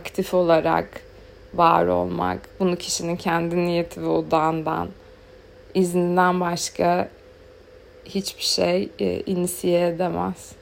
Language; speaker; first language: Turkish; native; Turkish